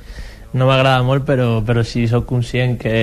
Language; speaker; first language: Catalan; non-native, local second language; Spanish